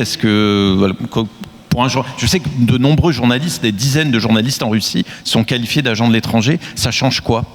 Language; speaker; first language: French; native; French